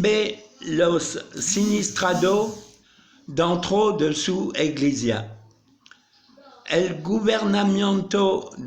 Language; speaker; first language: Spanish; non-native, learner; French